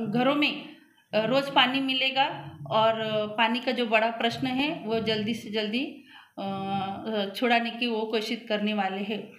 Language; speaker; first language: Hindi; non-native, local second language; Marathi